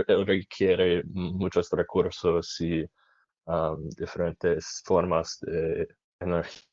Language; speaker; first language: Spanish; non-native, learner; English